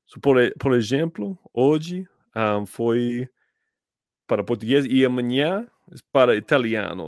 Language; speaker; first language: Portuguese; non-native, learner; English